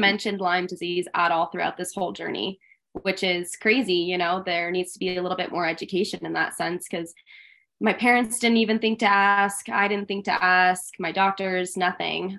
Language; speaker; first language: English; native; English